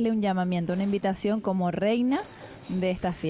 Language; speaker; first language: Spanish; native; Spanish